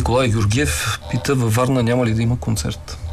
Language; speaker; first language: Bulgarian; native; Bulgarian